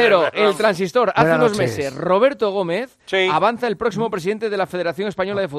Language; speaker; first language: Spanish; native; Spanish